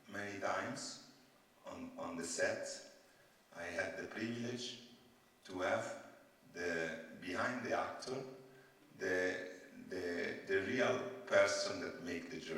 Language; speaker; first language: English; non-native, learner; Italian